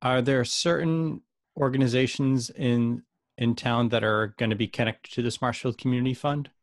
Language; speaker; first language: English; native; English